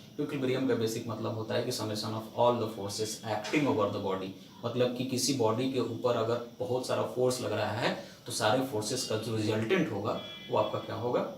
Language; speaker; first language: Hindi; native; Hindi